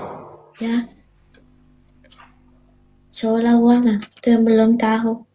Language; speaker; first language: Indonesian; non-native, learner; Vietnamese